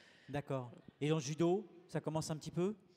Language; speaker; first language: French; native; French